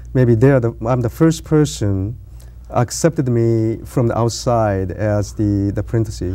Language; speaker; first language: English; non-native, learner; Japanese